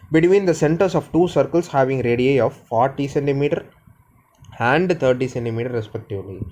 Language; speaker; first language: English; non-native, local second language; Tamil